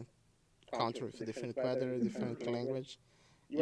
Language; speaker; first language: English; non-native, fluent; Portuguese